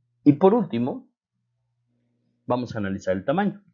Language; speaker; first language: Spanish; native; Spanish